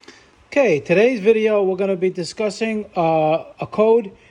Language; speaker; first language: English; native; English